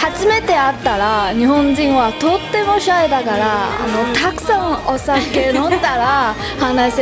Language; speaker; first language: Japanese; non-native, learner; Chinese